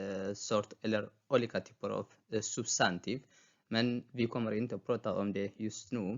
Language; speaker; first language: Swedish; non-native, fluent; Tigrinya